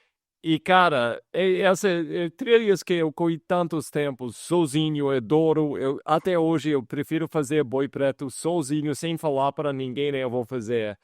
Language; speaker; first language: Portuguese; non-native, fluent; English